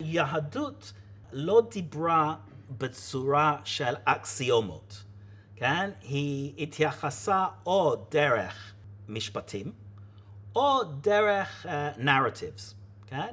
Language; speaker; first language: Hebrew; non-native, fluent; English